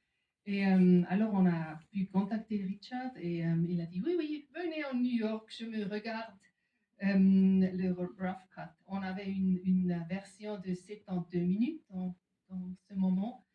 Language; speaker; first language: French; non-native, fluent; German